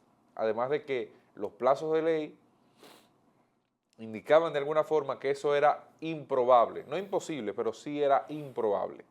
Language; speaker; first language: Spanish; native; Spanish